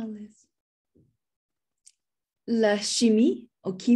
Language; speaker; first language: French; non-native, learner; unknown